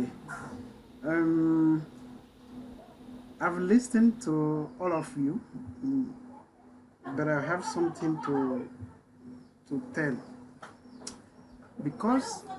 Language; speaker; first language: English; non-native, learner; French